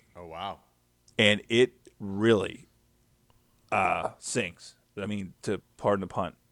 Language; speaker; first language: English; native; English